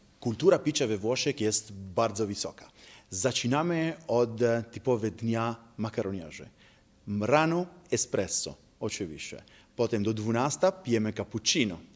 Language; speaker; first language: Polish; non-native, learner; Italian